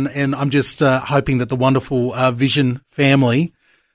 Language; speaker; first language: English; native; English